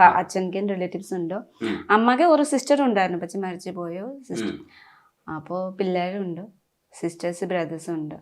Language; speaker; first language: Malayalam; non-native, learner; Nepali